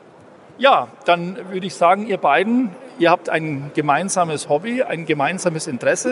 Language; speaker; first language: German; native; German